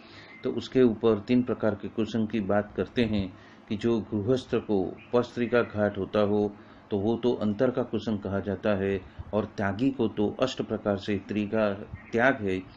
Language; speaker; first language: Hindi; non-native, local second language; Gujarati